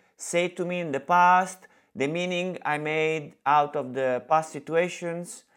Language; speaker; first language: English; non-native, fluent; Italian